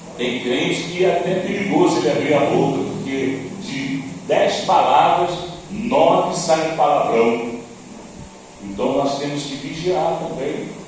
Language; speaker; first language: Portuguese; native; Portuguese